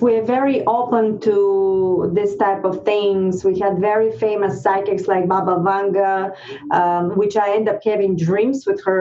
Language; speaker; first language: English; non-native, fluent; Bulgarian